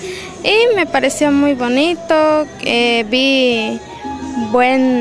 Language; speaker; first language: Spanish; native; Spanish